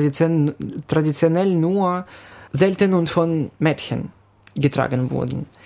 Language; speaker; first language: German; non-native, fluent; Ukrainian